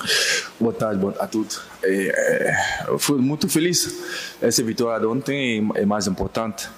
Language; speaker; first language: Portuguese; non-native, fluent; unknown